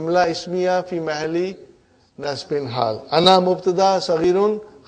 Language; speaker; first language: Arabic; non-native, fluent; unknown